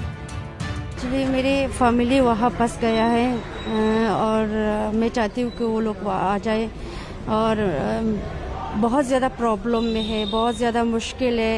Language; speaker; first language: Hindi; non-native, fluent; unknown